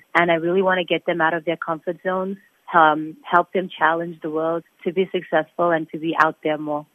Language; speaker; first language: English; non-native, fluent; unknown